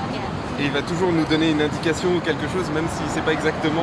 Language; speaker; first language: French; native; French